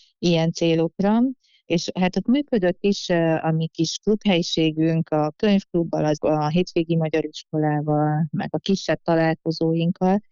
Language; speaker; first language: Hungarian; native; Hungarian